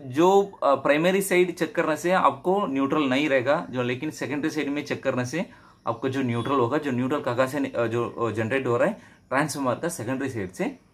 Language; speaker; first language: Hindi; non-native, local second language; Tamil